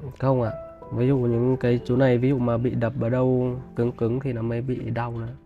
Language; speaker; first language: Vietnamese; non-native, local second language; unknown